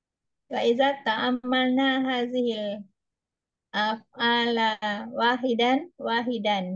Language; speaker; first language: Arabic; non-native, learner; Indonesian